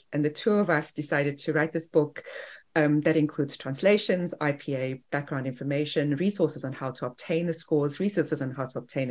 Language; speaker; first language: English; native; English